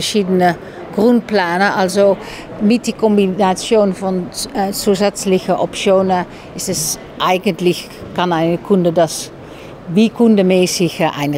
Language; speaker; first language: German; non-native, fluent; Dutch